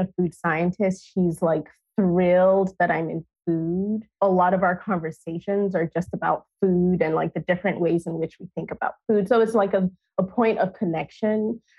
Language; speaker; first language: English; non-native, local second language; Yoruba